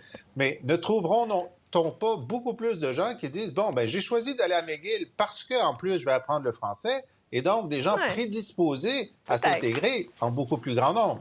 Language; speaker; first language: French; native; French